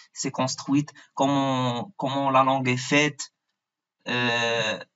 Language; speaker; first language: French; non-native, local second language; Arabic